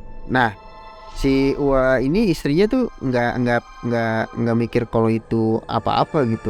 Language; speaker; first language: Indonesian; native; Indonesian